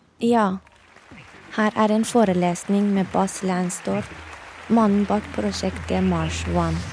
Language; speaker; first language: Norwegian; non-native, fluent; Persian